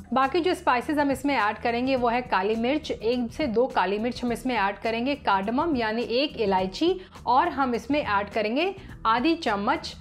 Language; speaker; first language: Hindi; native; Hindi